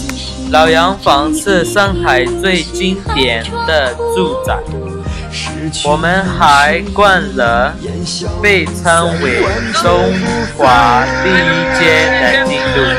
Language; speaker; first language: Chinese; non-native, learner; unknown